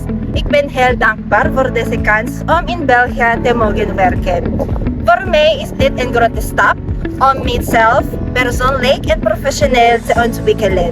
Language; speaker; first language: Dutch; non-native, learner; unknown